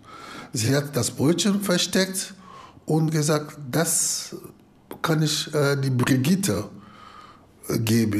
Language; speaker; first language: German; non-native, fluent; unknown